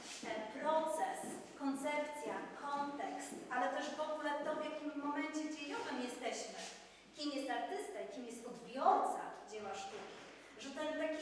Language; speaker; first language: Polish; native; Polish